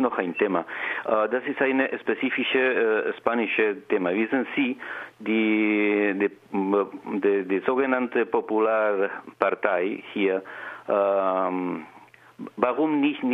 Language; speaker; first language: German; non-native, learner; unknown